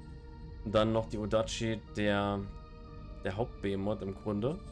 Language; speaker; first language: German; native; German